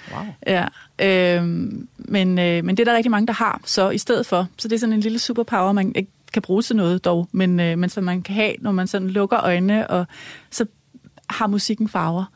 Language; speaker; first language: Danish; native; Danish